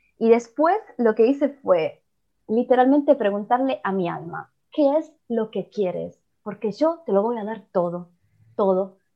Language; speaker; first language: Spanish; non-native, fluent; Italian